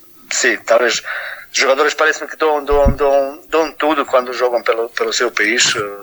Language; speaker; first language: Portuguese; non-native, fluent; Serbian